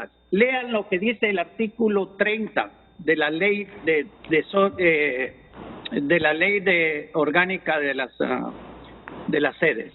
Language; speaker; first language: Spanish; native; Spanish